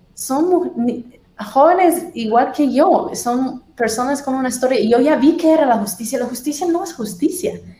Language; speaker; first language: Spanish; non-native, fluent; English